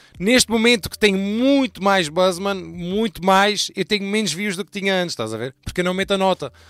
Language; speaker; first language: Portuguese; early bilingual, heritage; Portuguese